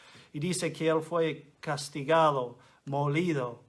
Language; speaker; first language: Spanish; non-native, fluent; English